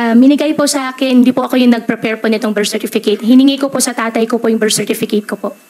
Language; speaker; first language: Filipino; native; Filipino